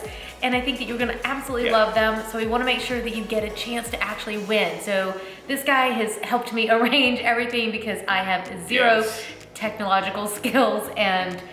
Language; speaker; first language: English; native; English